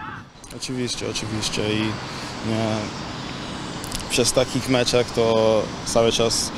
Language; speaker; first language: Polish; non-native, fluent; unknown